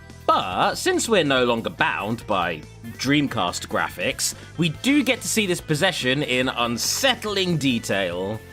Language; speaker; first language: English; native; English